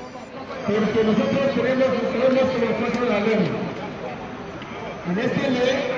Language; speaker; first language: Spanish; non-native, learner; Igbo